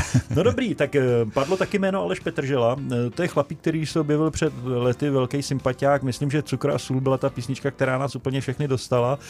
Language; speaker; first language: Czech; native; Czech